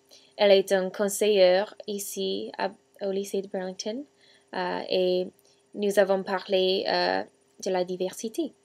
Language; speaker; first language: French; non-native, learner; English